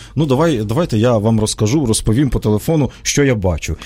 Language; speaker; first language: Ukrainian; native; Ukrainian